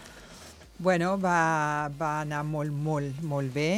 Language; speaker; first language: Catalan; non-native, local second language; Spanish